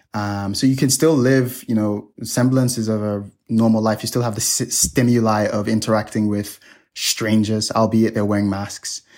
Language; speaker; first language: English; native; English